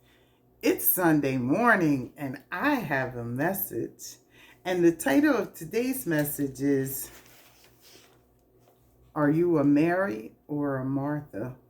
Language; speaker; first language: English; native; English